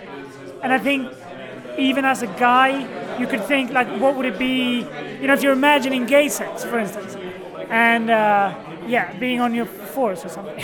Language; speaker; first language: English; non-native, fluent; Swedish